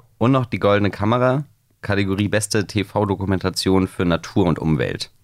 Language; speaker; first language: German; native; German